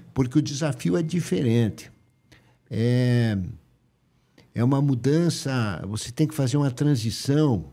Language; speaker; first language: Portuguese; native; Portuguese